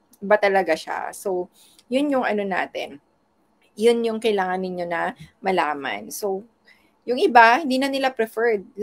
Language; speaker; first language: Filipino; non-native, local second language; Iloko